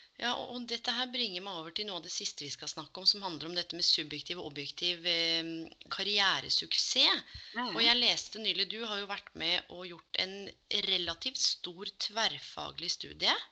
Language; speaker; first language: Norwegian; native; Norwegian